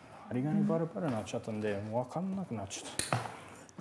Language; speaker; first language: Japanese; non-native, fluent; English